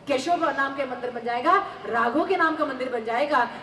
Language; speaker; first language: Hindi; non-native, local second language; Marathi